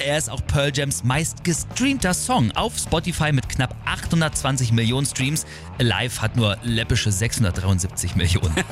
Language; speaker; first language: German; native; German